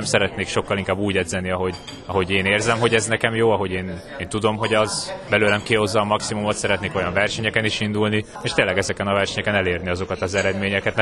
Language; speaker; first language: Hungarian; native; Hungarian